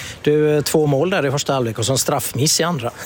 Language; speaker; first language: Swedish; native; Swedish